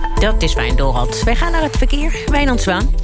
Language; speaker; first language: Dutch; native; Dutch